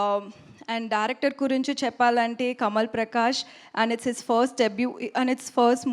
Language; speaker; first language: Telugu; non-native, learner; Tamil